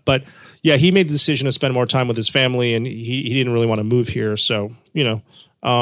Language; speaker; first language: English; native; English